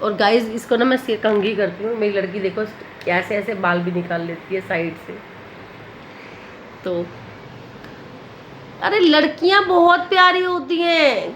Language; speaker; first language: Hindi; native; Hindi